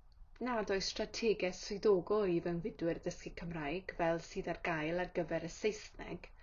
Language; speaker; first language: Welsh; native; Welsh